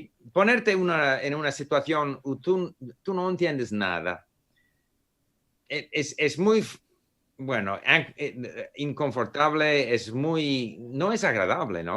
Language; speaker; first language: Spanish; non-native, fluent; English